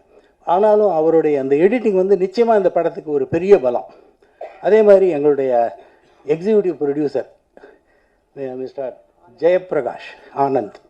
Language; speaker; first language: Tamil; native; Tamil